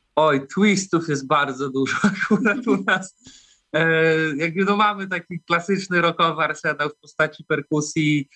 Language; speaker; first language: Polish; native; Polish